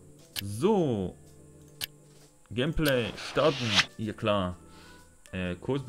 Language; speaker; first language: German; non-native, learner; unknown